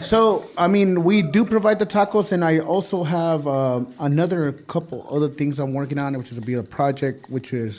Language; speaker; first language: English; early bilingual, other home language; Spanish